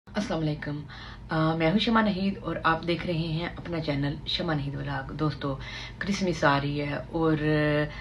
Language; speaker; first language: Urdu; non-native, local second language; Punjabi